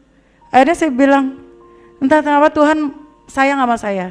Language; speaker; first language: Indonesian; native; Indonesian